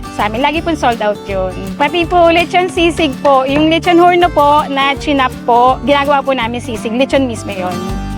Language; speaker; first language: Filipino; native; Filipino